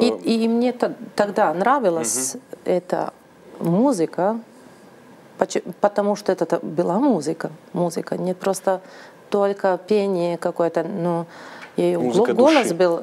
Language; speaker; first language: Russian; non-native, learner; Serbian